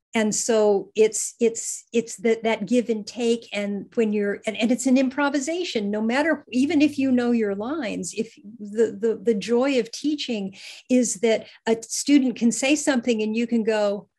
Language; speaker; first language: English; native; English